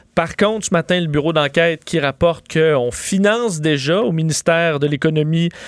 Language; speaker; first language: French; native; French